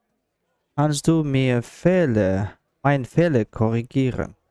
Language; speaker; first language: German; non-native, learner; Russian